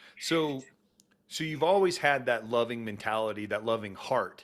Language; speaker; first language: English; native; English